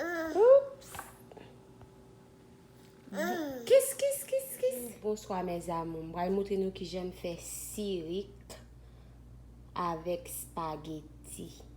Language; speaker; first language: French; non-native, learner; Haitian Creole